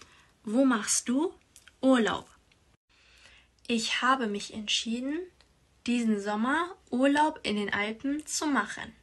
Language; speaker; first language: German; non-native, fluent; Persian